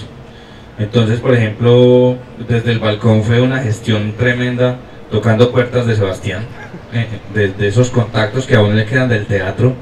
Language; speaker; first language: Spanish; native; Spanish